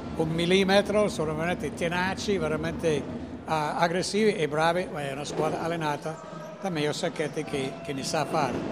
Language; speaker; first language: Italian; non-native, fluent; English